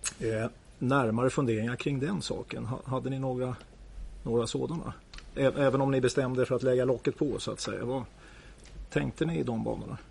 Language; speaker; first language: Swedish; native; Swedish